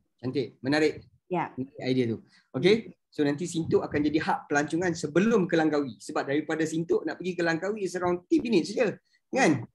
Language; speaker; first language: Malay; native; Malay